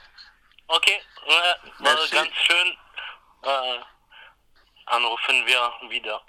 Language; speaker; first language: German; non-native, learner; English